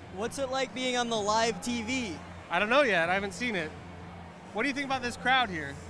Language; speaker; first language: English; native; English